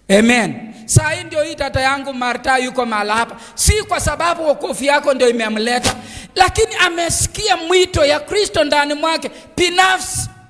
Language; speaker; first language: Swahili; non-native, local second language; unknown